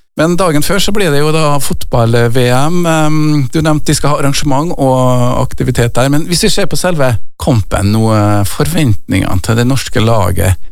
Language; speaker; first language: Norwegian; native; Norwegian